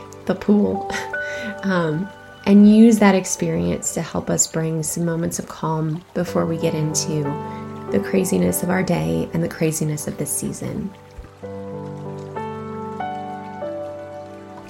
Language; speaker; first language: English; native; English